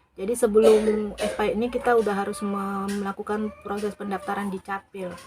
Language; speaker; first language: Indonesian; native; Indonesian